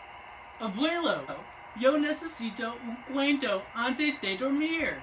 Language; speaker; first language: Spanish; non-native, learner; English